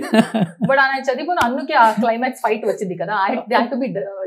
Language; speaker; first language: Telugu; non-native, learner; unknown